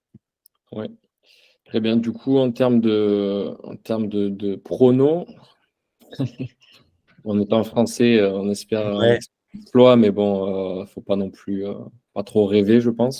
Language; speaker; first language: French; native; French